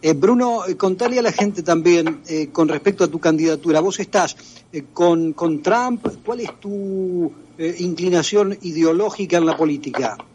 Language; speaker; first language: Spanish; native; Spanish